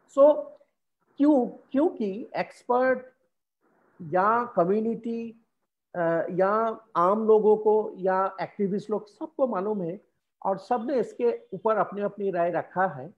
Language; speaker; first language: Hindi; non-native, local second language; Assamese